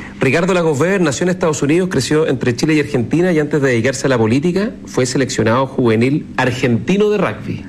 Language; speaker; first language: Spanish; native; Spanish